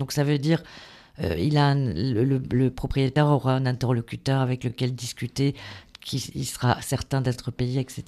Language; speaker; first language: French; native; French